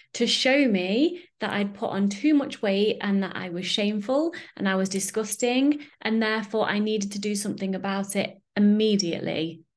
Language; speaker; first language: English; native; English